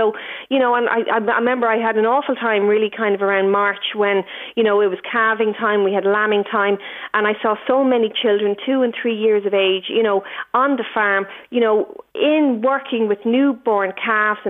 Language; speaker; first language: English; native; English